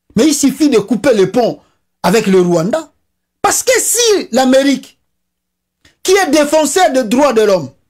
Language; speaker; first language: French; non-native, local second language; Lingala